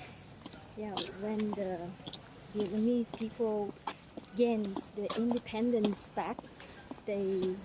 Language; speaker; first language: English; non-native, fluent; Vietnamese